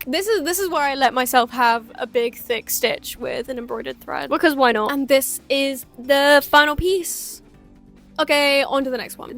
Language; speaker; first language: English; native; English